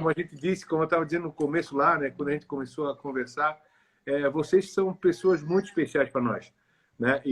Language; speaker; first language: Portuguese; native; Portuguese